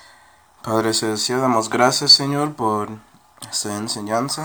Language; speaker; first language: Spanish; non-native, fluent; English